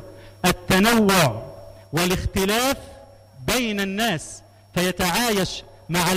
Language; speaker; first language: Arabic; native; Arabic